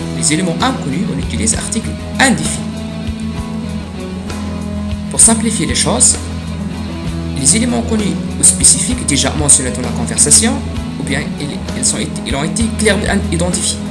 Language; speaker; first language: French; non-native, fluent; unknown